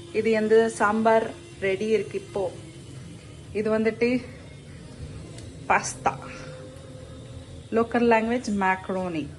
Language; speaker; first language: Tamil; non-native, local second language; Urdu